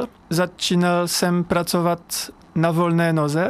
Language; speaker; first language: Czech; non-native, fluent; French